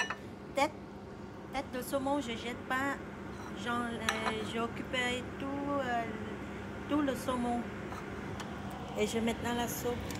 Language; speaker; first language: French; non-native, learner; Vietnamese